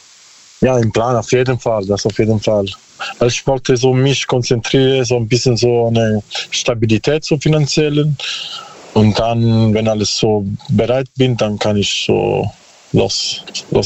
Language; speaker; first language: German; non-native, learner; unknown